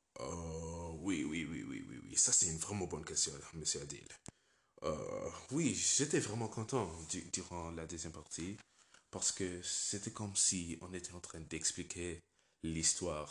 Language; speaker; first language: French; non-native, learner; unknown